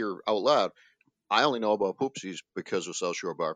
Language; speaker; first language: English; native; English